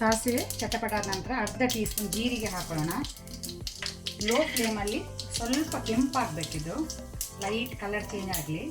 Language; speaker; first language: Kannada; native; Kannada